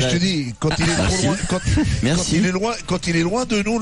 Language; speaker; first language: French; native; French